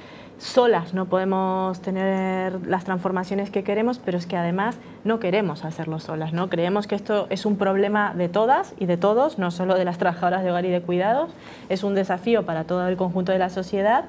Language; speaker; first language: Spanish; native; Spanish